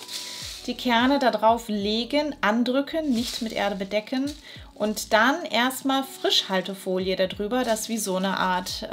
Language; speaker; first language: German; native; German